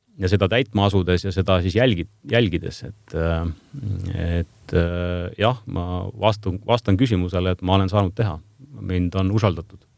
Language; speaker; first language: Estonian; native; Estonian